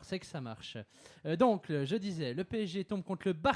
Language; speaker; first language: French; native; French